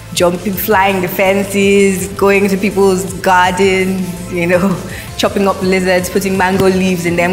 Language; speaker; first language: English; non-native, local second language; Yoruba